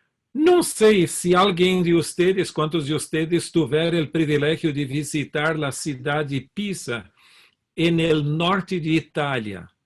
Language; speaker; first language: Spanish; non-native, fluent; Portuguese